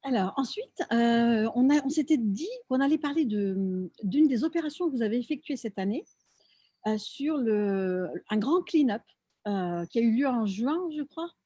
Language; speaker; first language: French; native; French